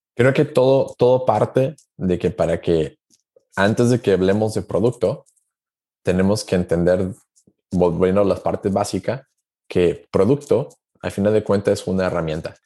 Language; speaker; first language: Spanish; native; Spanish